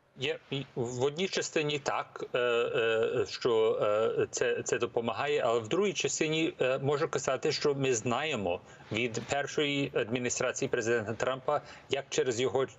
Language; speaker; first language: Ukrainian; early bilingual, heritage; English